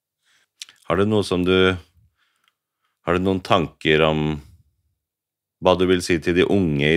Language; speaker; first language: Norwegian; native; Norwegian